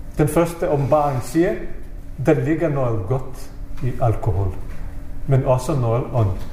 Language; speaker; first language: Danish; non-native, fluent; Bosnian